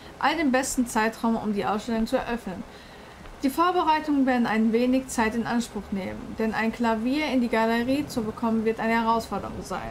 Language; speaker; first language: German; native; German